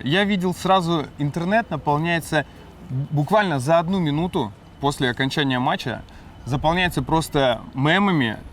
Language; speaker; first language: Russian; native; Russian